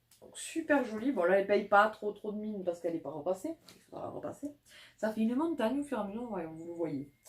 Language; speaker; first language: French; native; French